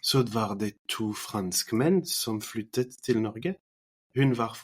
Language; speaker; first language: Norwegian; non-native, fluent; French